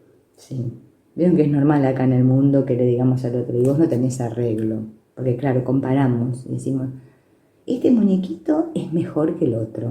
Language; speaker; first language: Spanish; native; Spanish